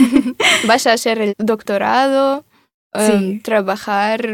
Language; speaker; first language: Spanish; non-native, fluent; Russian